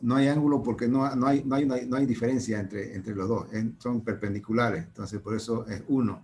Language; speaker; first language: Spanish; native; Spanish